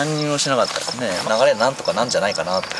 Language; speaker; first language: Japanese; native; Japanese